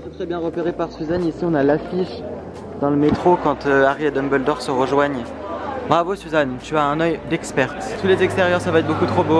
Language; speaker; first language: French; native; French